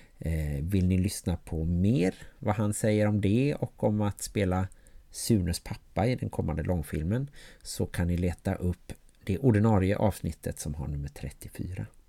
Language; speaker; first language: Swedish; native; Swedish